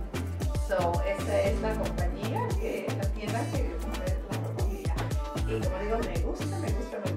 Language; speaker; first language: Spanish; early bilingual, heritage; Spanish